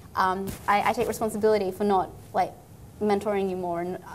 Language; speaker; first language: English; native; English